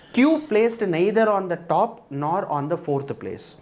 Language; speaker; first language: English; non-native, local second language; Tamil